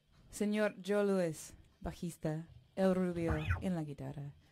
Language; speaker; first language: Spanish; non-native, fluent; English